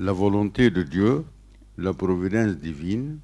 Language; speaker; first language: French; non-native, learner; Arabic